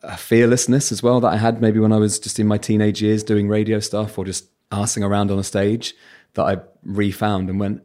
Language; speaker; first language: English; native; English